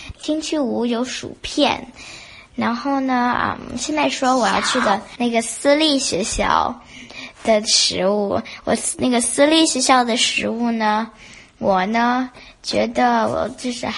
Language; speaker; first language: Chinese; early bilingual, heritage; Chinese